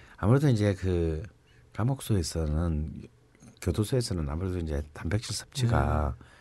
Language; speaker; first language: Korean; native; Korean